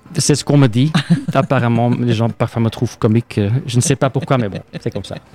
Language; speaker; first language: French; non-native, local second language; Dutch